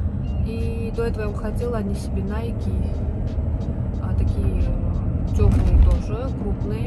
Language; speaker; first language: Russian; native; Russian